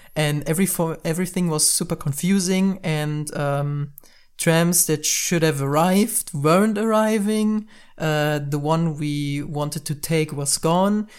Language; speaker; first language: English; non-native, fluent; German